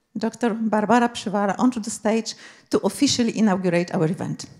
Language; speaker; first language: English; non-native, fluent; Polish